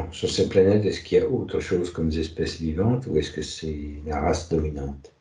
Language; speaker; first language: French; native; French